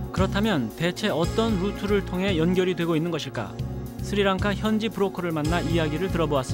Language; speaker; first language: Korean; native; Korean